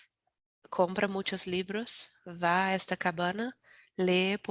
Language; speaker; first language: Spanish; non-native, learner; Portuguese